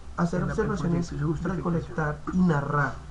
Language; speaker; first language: Spanish; native; Spanish